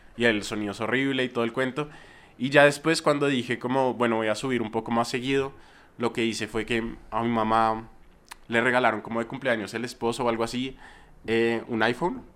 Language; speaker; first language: Spanish; native; Spanish